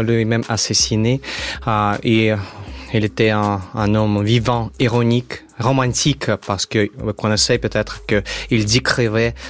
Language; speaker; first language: French; non-native, fluent; Russian